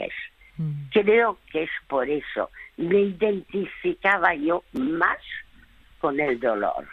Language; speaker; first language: Spanish; early bilingual, other home language; French